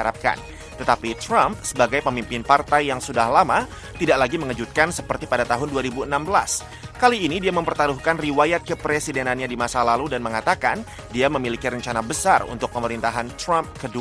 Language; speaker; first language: Indonesian; native; Indonesian